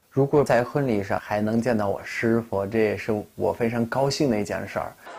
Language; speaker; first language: Chinese; non-native, fluent; Russian